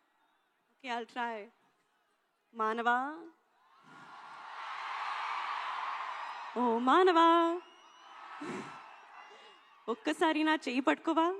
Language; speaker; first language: Telugu; non-native, local second language; Hindi